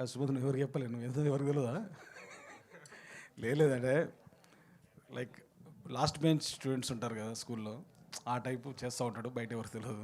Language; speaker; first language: Telugu; native; Telugu